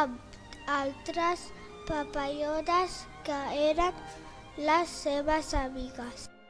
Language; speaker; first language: Catalan; non-native, learner; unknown